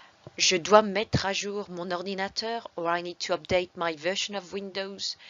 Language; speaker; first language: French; non-native, fluent; English